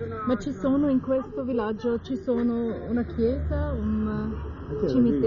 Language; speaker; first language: Italian; non-native, learner; German